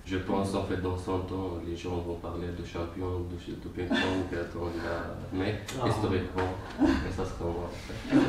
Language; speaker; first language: French; non-native, fluent; Arabic